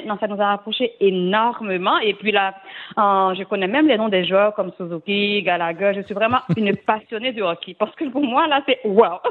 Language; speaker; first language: French; non-native, local second language; Haitian Creole